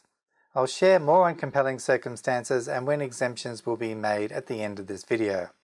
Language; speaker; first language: English; native; English